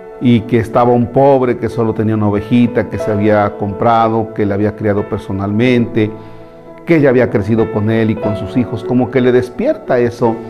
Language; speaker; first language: Spanish; native; Spanish